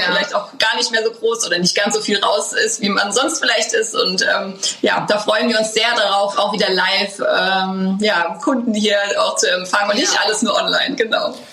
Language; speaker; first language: German; native; German